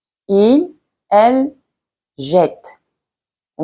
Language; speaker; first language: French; non-native, fluent; Mongolian